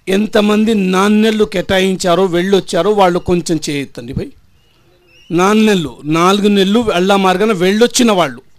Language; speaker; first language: Telugu; non-native, local second language; Urdu